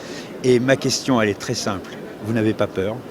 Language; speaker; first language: French; native; French